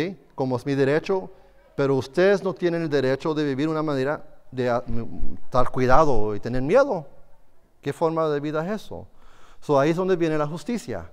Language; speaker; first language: Spanish; non-native, fluent; English